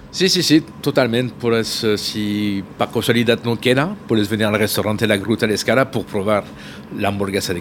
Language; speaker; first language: Catalan; non-native, learner; French